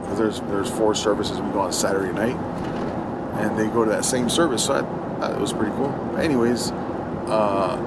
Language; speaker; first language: English; early bilingual, other home language; Spanish